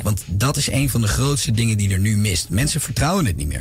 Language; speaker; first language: Dutch; native; Dutch